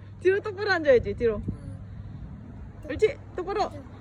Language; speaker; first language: Korean; native; Korean